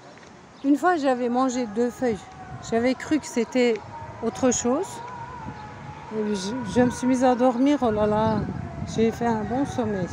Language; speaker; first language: French; non-native, fluent; Turkish